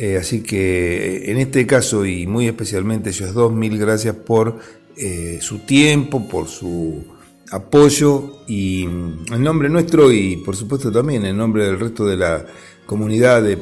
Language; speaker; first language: Spanish; native; Spanish